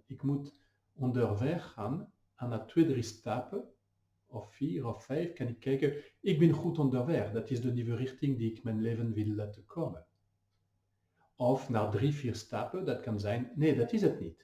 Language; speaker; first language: Dutch; non-native, fluent; French